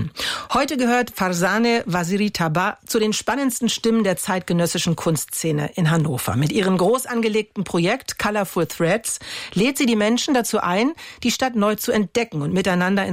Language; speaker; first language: German; native; German